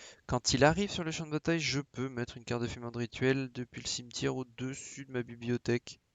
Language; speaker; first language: French; native; French